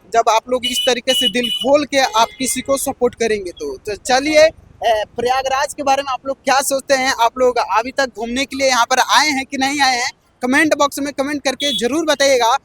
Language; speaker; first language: Hindi; native; Hindi